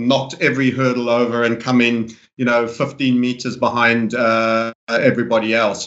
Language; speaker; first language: English; native; English